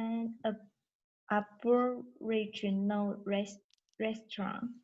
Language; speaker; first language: English; non-native, learner; Chinese